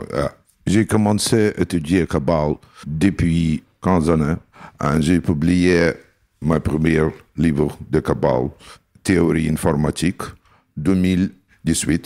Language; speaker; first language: French; non-native, learner; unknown